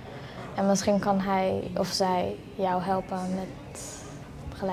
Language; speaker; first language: Dutch; non-native, local second language; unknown